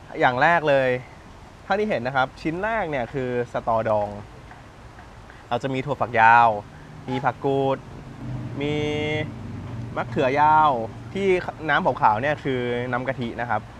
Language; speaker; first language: Thai; native; Thai